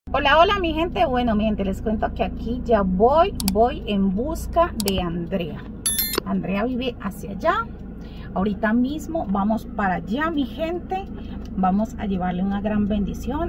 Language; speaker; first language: Spanish; native; Spanish